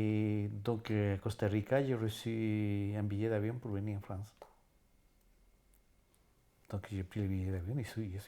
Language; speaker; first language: French; non-native, fluent; Spanish